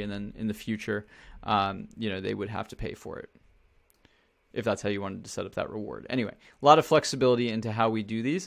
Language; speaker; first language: English; native; English